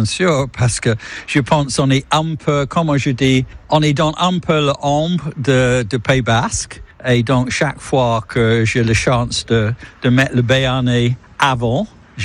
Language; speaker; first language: French; non-native, fluent; English